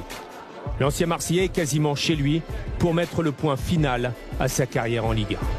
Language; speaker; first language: French; native; French